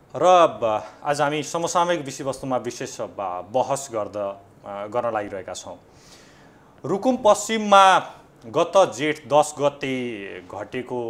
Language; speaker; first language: Nepali; native; Nepali